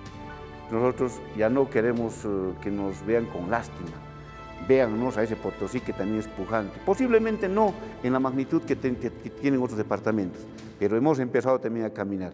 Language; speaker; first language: Spanish; native; Spanish